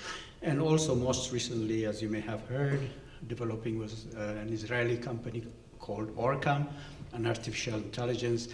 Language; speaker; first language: English; non-native, local second language; Amharic